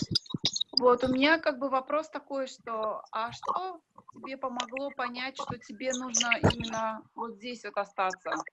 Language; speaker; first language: Russian; native; Russian